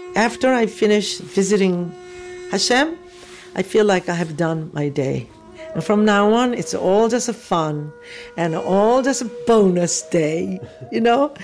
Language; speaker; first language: English; non-native, fluent; Korean